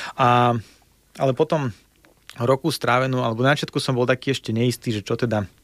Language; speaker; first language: Slovak; non-native, fluent; Russian